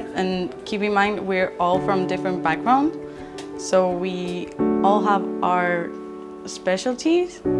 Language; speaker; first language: English; non-native, fluent; Spanish